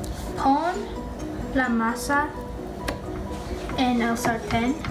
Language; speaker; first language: Spanish; non-native, learner; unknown